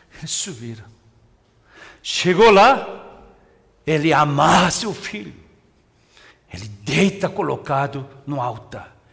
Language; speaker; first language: Portuguese; non-native, fluent; Korean